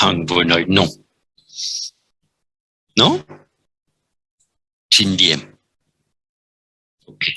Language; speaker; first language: Vietnamese; non-native, fluent; French